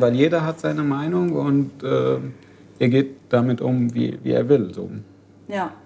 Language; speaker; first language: German; non-native, fluent; Arabic